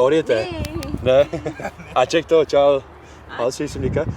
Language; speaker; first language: Korean; non-native, learner; Dutch